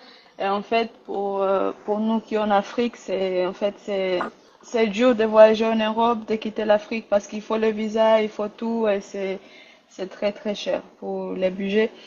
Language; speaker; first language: French; non-native, learner; Rundi